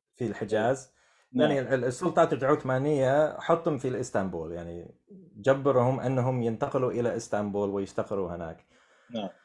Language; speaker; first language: Arabic; non-native, fluent; English